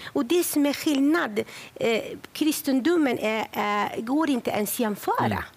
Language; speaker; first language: Swedish; non-native, fluent; Kurdish